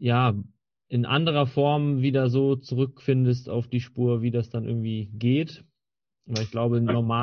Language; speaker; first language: German; native; German